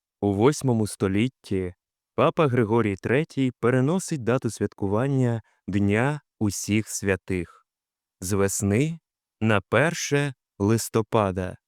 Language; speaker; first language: Ukrainian; native; Ukrainian